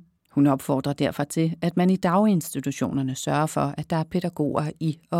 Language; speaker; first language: Danish; native; Danish